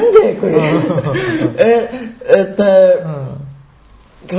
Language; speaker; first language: Japanese; non-native, learner; Burmese